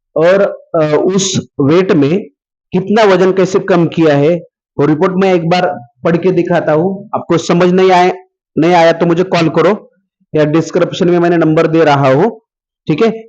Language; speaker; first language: Hindi; non-native, local second language; Marathi